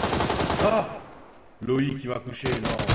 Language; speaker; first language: French; native; French